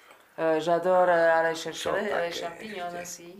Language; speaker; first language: French; non-native, learner; Slovak